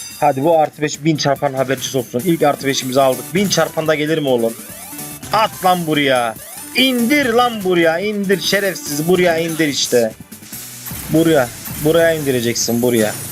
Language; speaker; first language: Turkish; native; Turkish